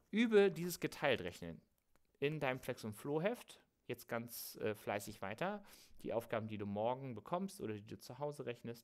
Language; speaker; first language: German; native; German